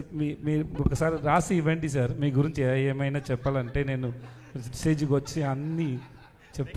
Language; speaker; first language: Telugu; non-native, learner; Tamil